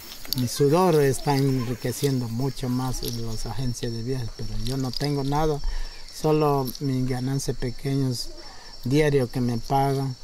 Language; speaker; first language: Spanish; non-native, local second language; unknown